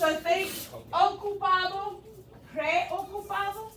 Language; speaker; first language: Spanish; non-native, fluent; English